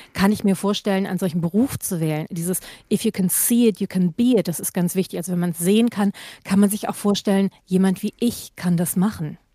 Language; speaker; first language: German; native; German